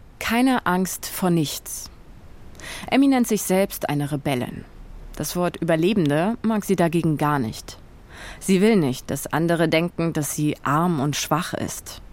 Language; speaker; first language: German; native; German